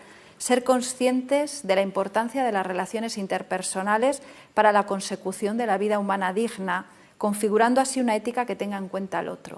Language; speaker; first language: Spanish; native; Spanish